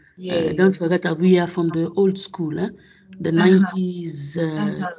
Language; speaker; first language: English; non-native, fluent; French